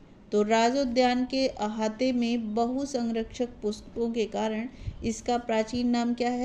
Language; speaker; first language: Hindi; native; Hindi